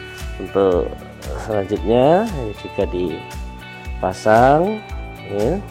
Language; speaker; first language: Indonesian; native; Indonesian